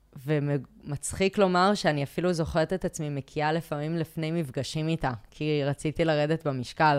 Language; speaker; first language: Hebrew; early bilingual, other home language; English